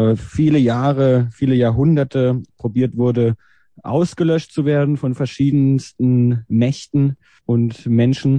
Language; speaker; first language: German; native; German